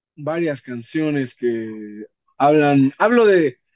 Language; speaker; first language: Spanish; native; Spanish